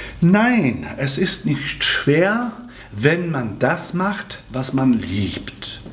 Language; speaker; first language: German; non-native, fluent; Polish